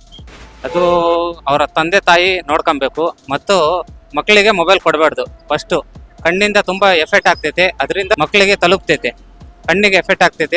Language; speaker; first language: Kannada; native; Kannada